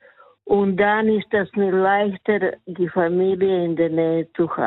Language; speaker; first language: German; non-native, learner; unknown